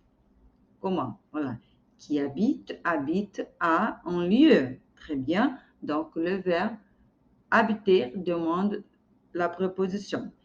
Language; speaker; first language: French; non-native, fluent; Portuguese